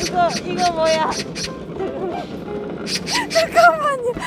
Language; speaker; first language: Korean; non-native, learner; Cantonese